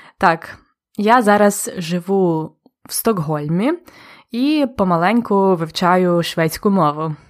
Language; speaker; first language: Ukrainian; native; Ukrainian